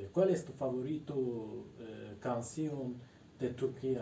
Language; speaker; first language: Spanish; non-native, learner; Turkish